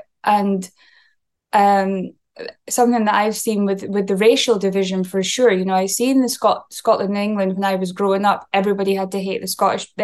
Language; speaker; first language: English; native; English